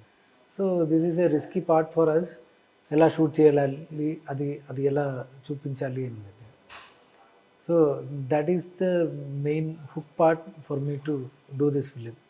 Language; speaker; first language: Telugu; non-native, learner; Malayalam